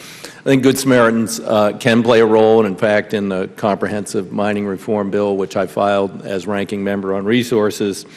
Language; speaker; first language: English; native; English